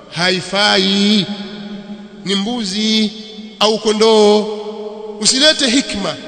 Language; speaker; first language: Swahili; native; Swahili